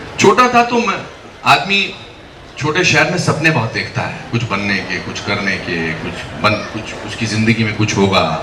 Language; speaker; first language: Hindi; native; Hindi